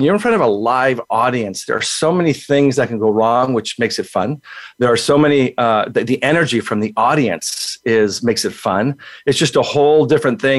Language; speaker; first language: English; native; English